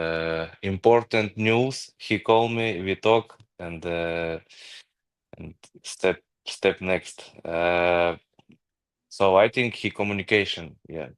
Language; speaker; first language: English; non-native, learner; Ukrainian